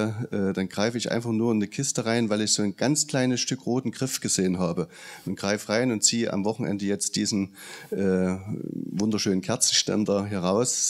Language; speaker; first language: German; native; German